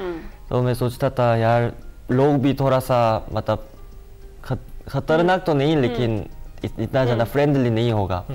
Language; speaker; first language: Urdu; non-native, learner; Korean